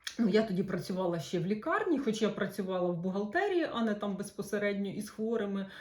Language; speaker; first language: Ukrainian; non-native, local second language; Russian